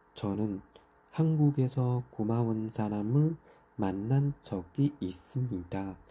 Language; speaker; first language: Korean; non-native, learner; Chinese